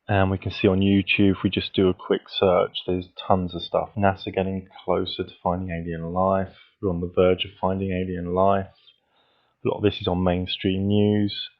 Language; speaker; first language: English; native; English